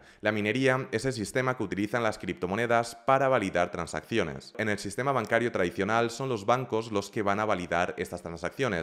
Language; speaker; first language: Spanish; native; Spanish